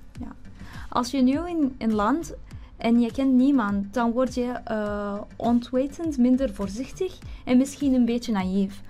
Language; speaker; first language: Dutch; non-native, learner; Arabic